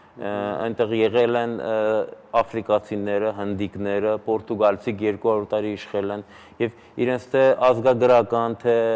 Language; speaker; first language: Armenian; early bilingual, heritage; Armenian